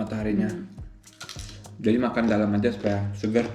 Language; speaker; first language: Indonesian; early bilingual, heritage; German